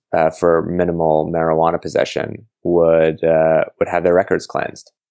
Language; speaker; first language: English; native; English